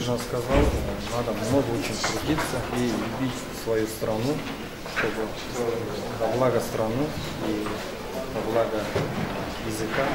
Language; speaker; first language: Russian; non-native, local second language; Kazakh